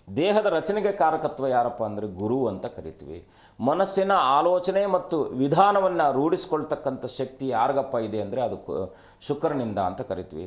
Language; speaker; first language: Kannada; native; Kannada